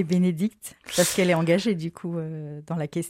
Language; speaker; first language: French; native; French